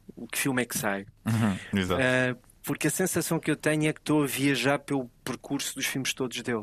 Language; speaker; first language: Portuguese; native; Portuguese